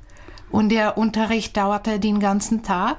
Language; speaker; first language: German; non-native, fluent; Czech